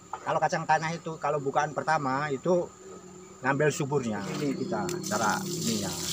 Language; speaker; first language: Indonesian; non-native, local second language; Javanese